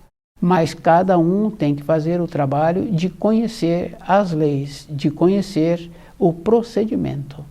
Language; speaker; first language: Portuguese; native; Portuguese